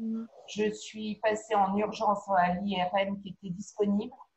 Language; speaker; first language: French; native; French